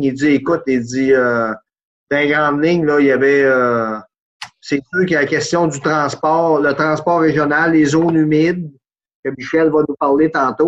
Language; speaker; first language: French; native; French